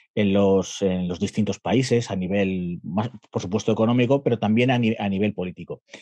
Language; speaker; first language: Spanish; native; Spanish